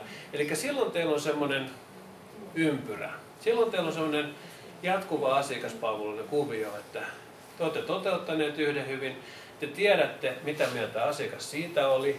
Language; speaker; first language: Finnish; native; Finnish